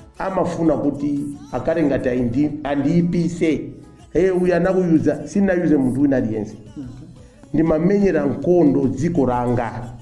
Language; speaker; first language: Nyanja; non-native, local second language; Tumbuka